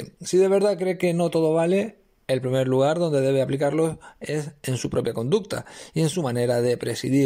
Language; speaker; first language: Spanish; native; Spanish